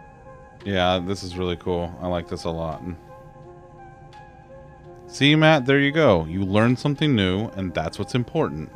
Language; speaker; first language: English; native; English